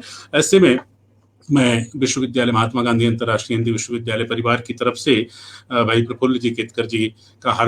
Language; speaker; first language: Hindi; native; Hindi